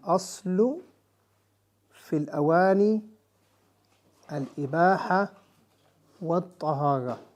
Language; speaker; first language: Arabic; non-native, fluent; English